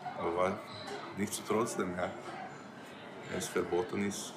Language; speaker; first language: German; non-native, fluent; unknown